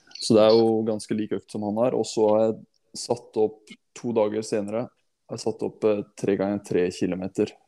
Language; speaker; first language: Norwegian; native; Norwegian